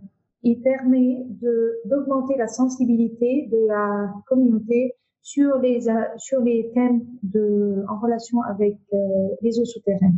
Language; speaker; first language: French; non-native, local second language; Arabic